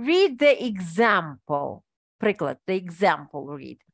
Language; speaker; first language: English; non-native, fluent; Ukrainian